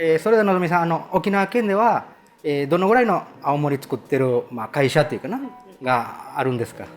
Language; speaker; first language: Japanese; early bilingual, heritage; Spanish